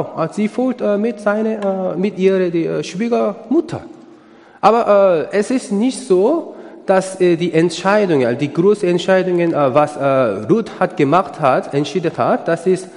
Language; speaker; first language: German; non-native, learner; Korean